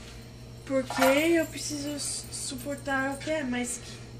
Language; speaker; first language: Portuguese; non-native, fluent; English